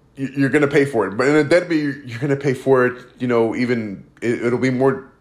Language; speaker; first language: English; native; English